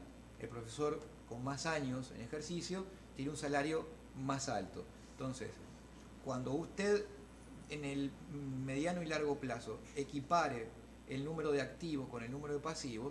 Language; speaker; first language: Spanish; native; Spanish